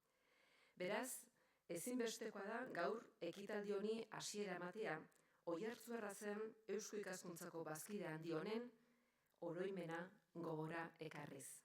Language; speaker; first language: Basque; native; Basque